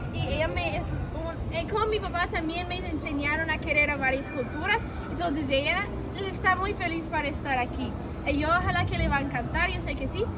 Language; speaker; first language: Spanish; non-native, fluent; English